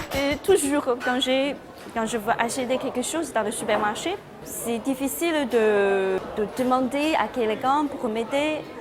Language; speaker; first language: French; non-native, learner; Chinese